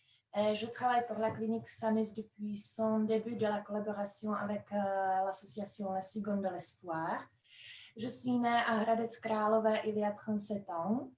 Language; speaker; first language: French; non-native, fluent; Czech